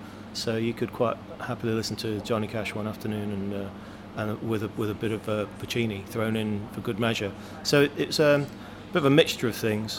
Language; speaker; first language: English; native; English